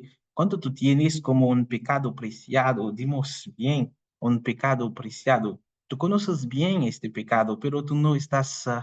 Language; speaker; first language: Spanish; non-native, fluent; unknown